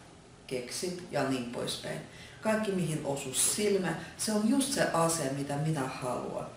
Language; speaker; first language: Finnish; non-native, fluent; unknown